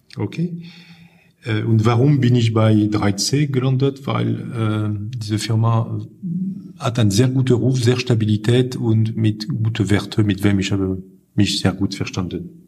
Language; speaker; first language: German; non-native, fluent; French